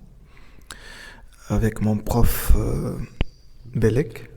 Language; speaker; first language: French; non-native, local second language; Arabic